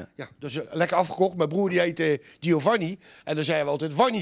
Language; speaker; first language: Dutch; native; Dutch